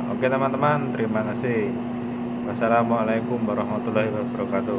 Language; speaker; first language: Malay; non-native, learner; Indonesian